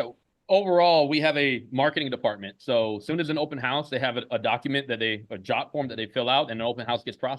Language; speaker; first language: English; native; English